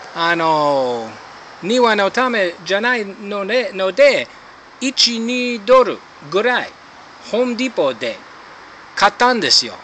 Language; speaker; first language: Japanese; non-native, learner; English